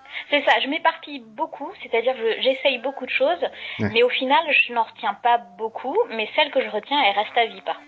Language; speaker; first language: French; native; French